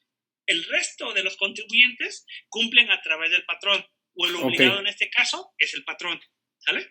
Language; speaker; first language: Spanish; native; Spanish